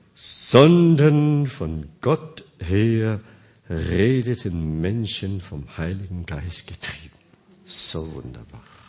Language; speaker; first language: German; non-native, fluent; Korean